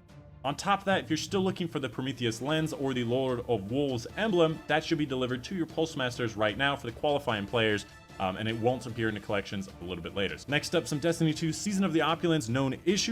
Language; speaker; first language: English; native; English